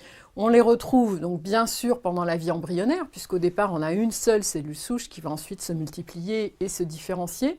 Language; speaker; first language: French; native; French